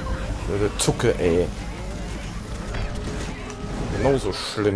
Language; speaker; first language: German; native; German